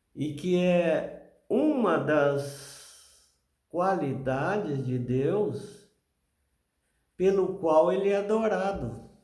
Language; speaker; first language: Portuguese; native; Portuguese